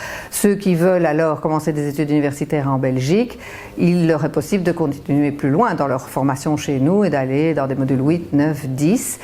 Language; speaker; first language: French; native; French